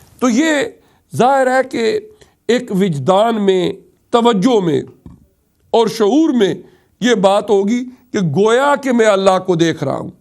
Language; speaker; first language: Urdu; non-native, local second language; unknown